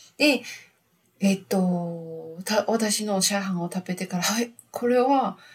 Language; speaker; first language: Japanese; non-native, learner; Chinese